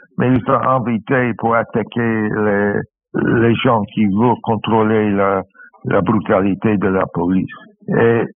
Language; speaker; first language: French; non-native, learner; English